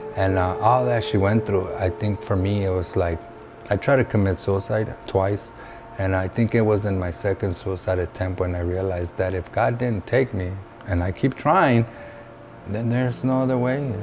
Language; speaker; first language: English; native; English